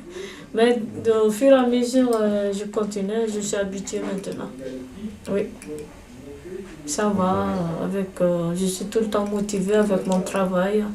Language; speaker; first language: French; non-native, learner; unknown